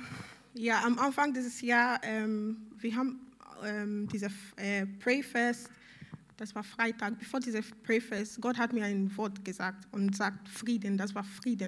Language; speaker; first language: German; non-native, learner; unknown